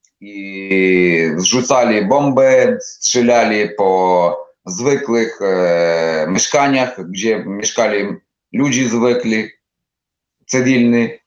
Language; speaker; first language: Polish; non-native, learner; Ukrainian